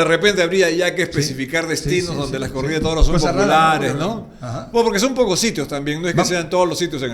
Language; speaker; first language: Spanish; native; Spanish